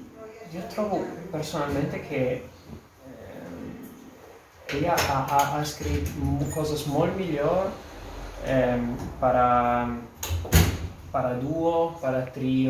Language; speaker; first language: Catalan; non-native, fluent; Italian